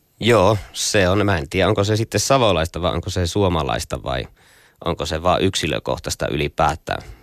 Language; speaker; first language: Finnish; native; Finnish